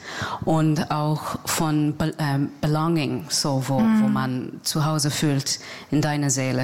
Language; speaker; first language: German; non-native, learner; English